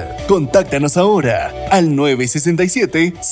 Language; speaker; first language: Spanish; native; Spanish